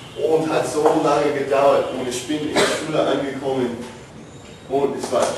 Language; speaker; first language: German; non-native, learner; English